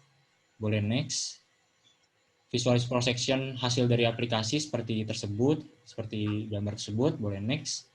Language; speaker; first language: Indonesian; native; Indonesian